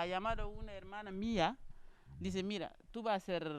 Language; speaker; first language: Spanish; non-native, learner; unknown